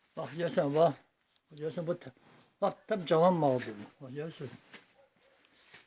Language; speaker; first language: Azerbaijani; non-native, local second language; Avaric